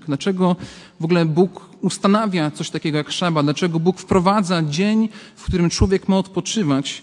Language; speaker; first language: Polish; native; Polish